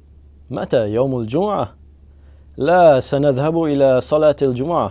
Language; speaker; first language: Arabic; non-native, learner; English